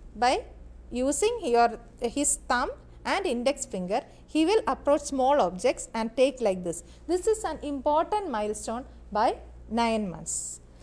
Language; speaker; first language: English; non-native, local second language; Malayalam